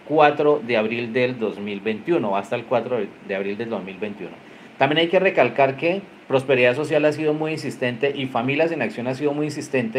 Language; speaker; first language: Spanish; native; Spanish